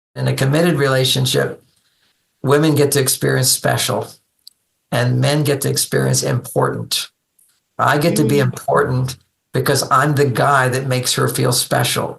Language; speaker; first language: English; native; English